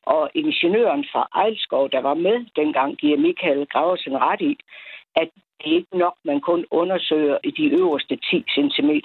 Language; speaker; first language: Danish; native; Danish